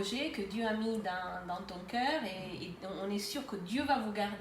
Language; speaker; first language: French; native; French